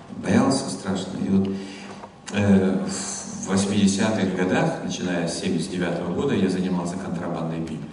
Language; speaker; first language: Russian; non-native, fluent; German